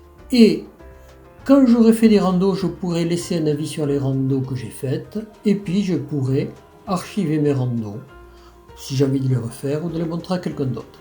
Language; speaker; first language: French; native; French